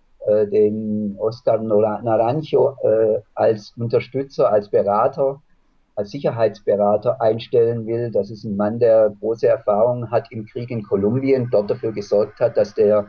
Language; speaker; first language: German; native; German